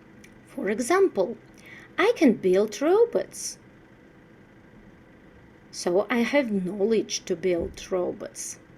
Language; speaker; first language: English; non-native, fluent; Russian